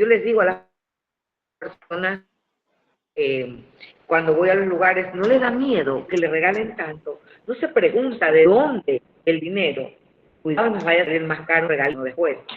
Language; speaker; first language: Spanish; native; Spanish